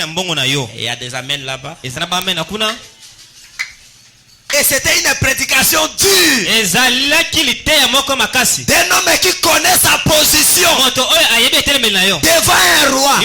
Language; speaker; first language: Haitian Creole; non-native, local second language; Lingala